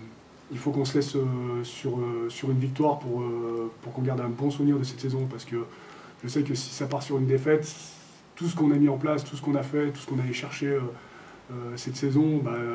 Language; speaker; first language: French; native; French